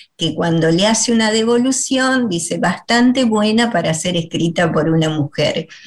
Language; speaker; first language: Spanish; native; Spanish